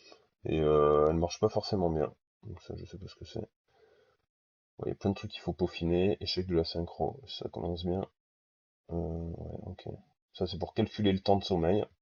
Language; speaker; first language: French; native; French